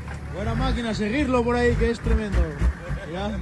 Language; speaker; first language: Spanish; native; Spanish